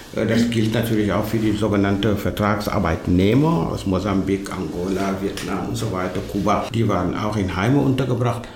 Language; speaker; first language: German; non-native, fluent; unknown